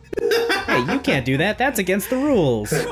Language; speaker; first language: English; native; English